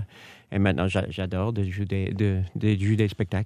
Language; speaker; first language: French; non-native, fluent; English